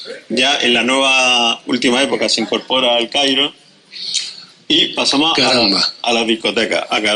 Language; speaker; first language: Spanish; native; Spanish